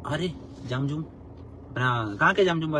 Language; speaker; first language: Hindi; non-native, local second language; Malayalam